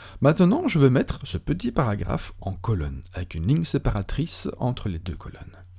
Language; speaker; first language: French; native; French